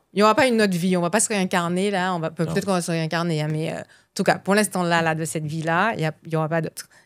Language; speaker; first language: French; native; French